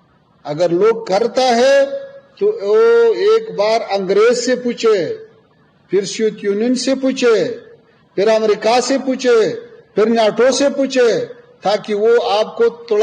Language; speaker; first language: Hindi; non-native, fluent; Pashto